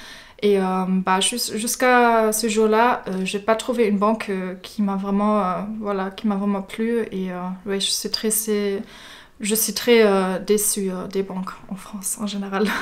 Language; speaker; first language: French; non-native, fluent; German